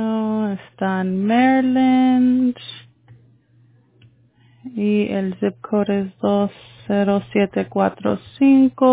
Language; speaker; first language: Spanish; early bilingual, heritage; Spanish